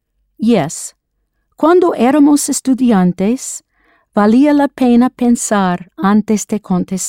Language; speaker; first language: Spanish; non-native, fluent; English